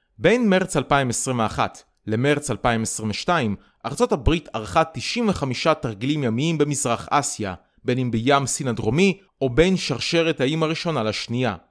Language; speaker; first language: Hebrew; native; Hebrew